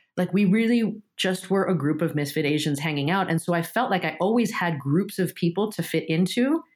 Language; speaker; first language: English; early bilingual, other home language; Japanese